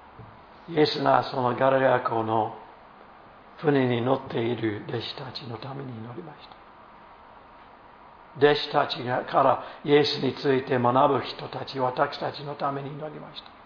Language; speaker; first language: Japanese; non-native, fluent; English